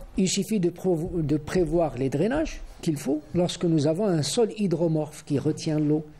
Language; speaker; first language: French; non-native, local second language; Arabic